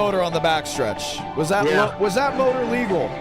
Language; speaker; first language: English; native; English